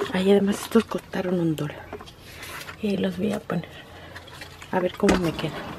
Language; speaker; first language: Spanish; native; Spanish